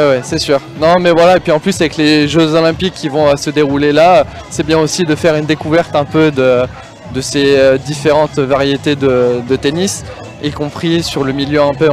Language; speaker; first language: French; native; French